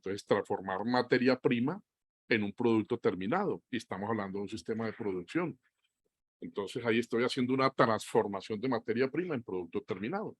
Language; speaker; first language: Spanish; native; Spanish